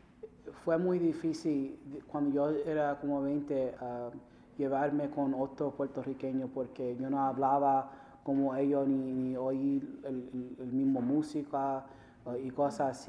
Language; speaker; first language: Spanish; early bilingual, heritage; Spanish